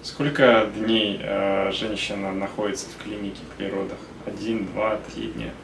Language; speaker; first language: Russian; native; Russian